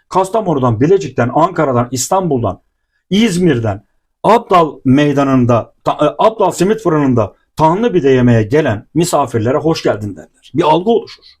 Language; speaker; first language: Turkish; native; Turkish